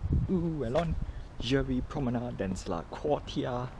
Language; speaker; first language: French; non-native, learner; English